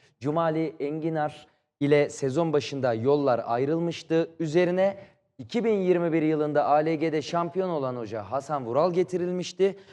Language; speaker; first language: Turkish; native; Turkish